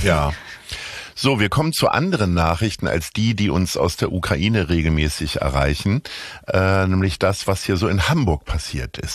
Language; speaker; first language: German; native; German